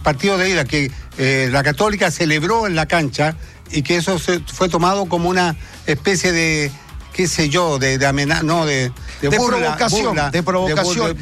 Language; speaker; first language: Spanish; native; Spanish